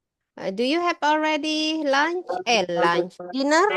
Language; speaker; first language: English; non-native, learner; Indonesian